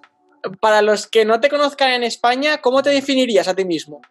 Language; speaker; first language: Spanish; native; Spanish